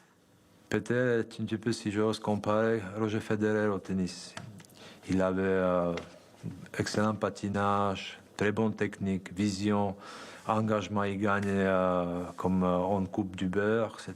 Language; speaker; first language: French; non-native, fluent; Slovak